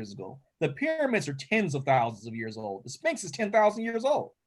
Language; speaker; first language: English; native; English